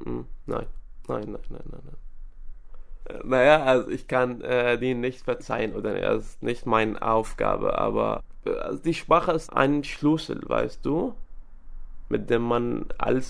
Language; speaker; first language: German; non-native, fluent; Arabic